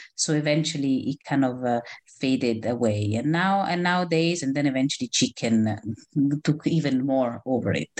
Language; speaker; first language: English; non-native, fluent; Italian